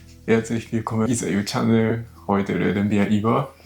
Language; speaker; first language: German; non-native, learner; Japanese